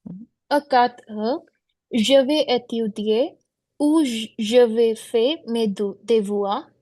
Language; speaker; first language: French; non-native, learner; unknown